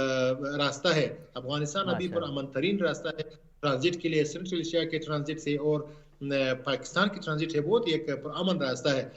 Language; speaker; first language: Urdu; non-native, learner; Pashto